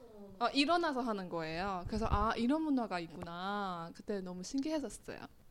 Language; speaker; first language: Korean; non-native, fluent; Chinese